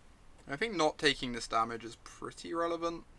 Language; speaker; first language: English; native; English